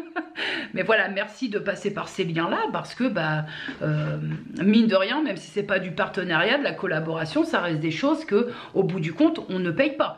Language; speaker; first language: French; native; French